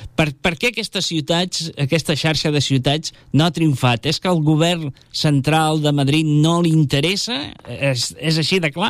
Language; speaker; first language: Catalan; native; Catalan